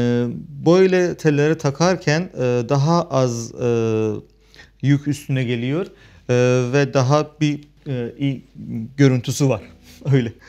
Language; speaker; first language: Turkish; non-native, fluent; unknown